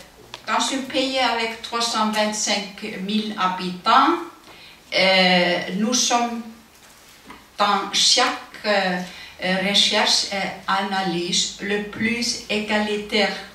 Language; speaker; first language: French; non-native, learner; Icelandic